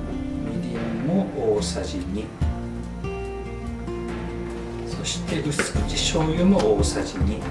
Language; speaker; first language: Japanese; native; Japanese